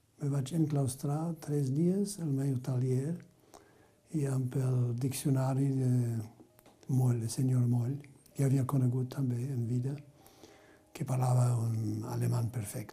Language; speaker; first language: Catalan; non-native, fluent; German